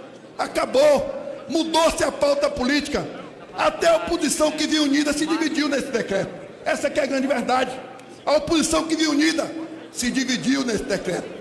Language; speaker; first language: Portuguese; native; Portuguese